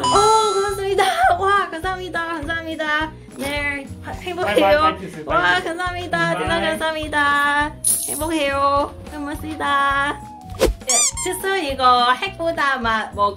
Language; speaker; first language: Korean; non-native, learner; Cantonese